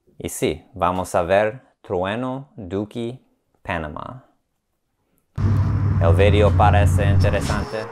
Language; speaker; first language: Spanish; non-native, learner; English